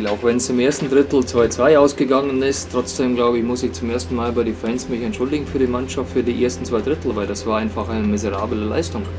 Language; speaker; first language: German; non-native, fluent; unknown